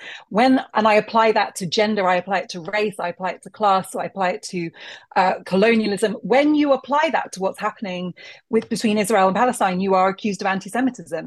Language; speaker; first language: English; native; English